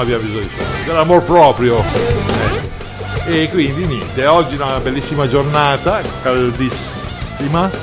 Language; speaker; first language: Italian; native; Italian